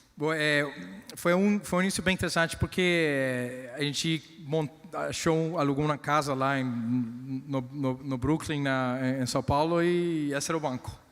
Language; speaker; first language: Portuguese; non-native, fluent; Spanish